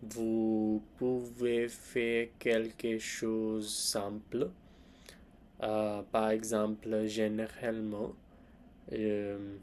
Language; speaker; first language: French; non-native, learner; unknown